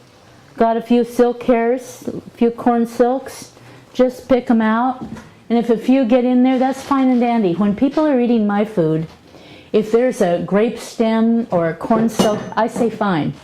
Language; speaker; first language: English; native; English